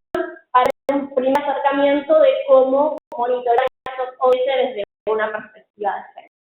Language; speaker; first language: Spanish; native; Spanish